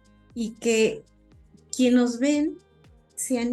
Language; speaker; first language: Spanish; native; Spanish